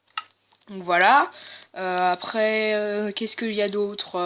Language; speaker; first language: French; native; French